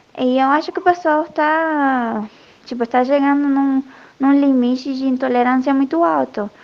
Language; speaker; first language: Portuguese; non-native, fluent; Spanish